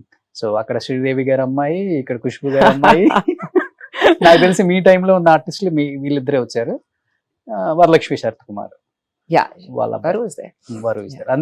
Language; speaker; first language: Telugu; native; Telugu